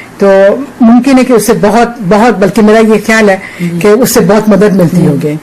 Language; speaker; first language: Urdu; native; Urdu